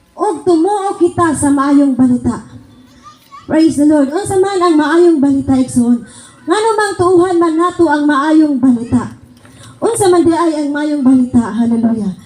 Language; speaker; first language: Cebuano; non-native, local second language; Waray